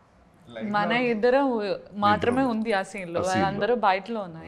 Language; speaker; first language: Telugu; non-native, learner; Malayalam